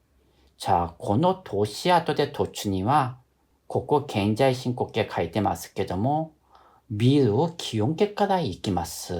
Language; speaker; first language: Japanese; non-native, fluent; Korean